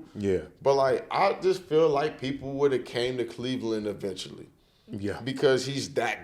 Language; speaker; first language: English; native; English